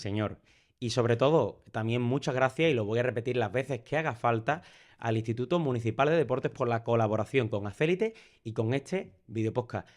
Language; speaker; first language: Spanish; native; Spanish